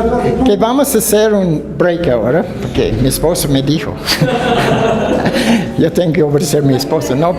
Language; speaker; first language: Spanish; non-native, fluent; Dutch